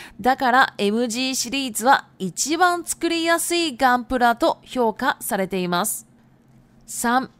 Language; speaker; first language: Japanese; non-native, fluent; Chinese